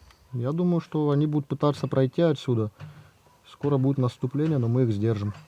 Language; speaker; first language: Russian; native; Russian